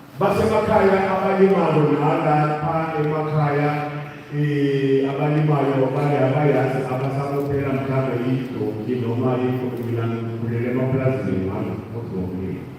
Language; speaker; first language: Zulu; non-native, local second language; South Ndebele